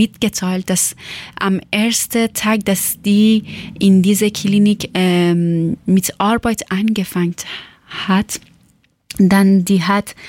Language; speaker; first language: German; non-native, learner; Persian